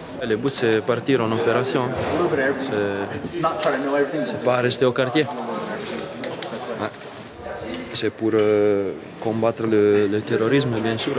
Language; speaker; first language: French; non-native, fluent; Italian